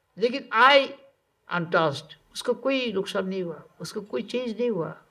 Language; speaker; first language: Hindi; non-native, local second language; Bangla